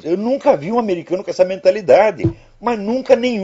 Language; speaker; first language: Portuguese; native; Portuguese